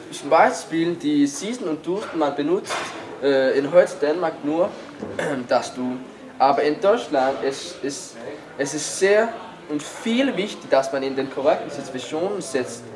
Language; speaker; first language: German; non-native, learner; Danish